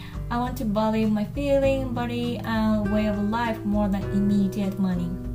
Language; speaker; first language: English; non-native, fluent; Japanese